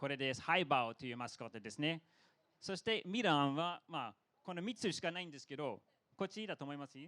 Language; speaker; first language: Japanese; non-native, fluent; English